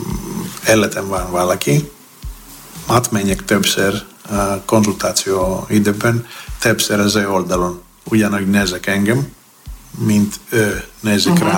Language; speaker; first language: Hungarian; non-native, learner; Greek